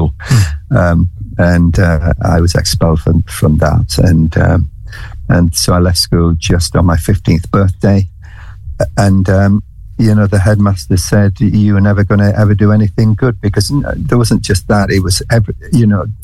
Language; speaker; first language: English; native; English